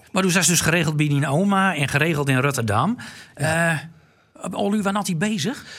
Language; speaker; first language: Dutch; native; Dutch